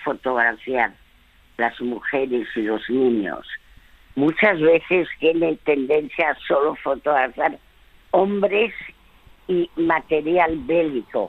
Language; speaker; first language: Spanish; early bilingual, other home language; French